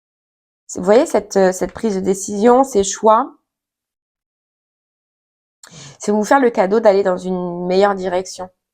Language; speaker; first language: French; native; French